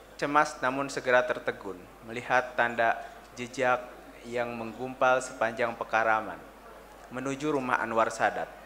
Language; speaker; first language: Indonesian; non-native, local second language; Sundanese